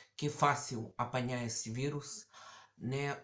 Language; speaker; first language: Portuguese; native; Portuguese